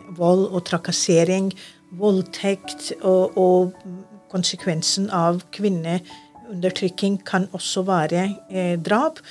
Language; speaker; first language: Norwegian; non-native, fluent; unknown